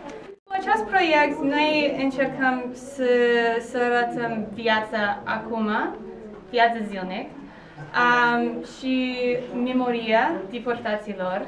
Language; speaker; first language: Romanian; non-native, learner; English